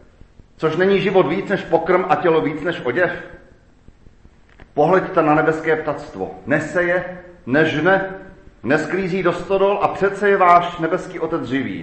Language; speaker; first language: Czech; native; Czech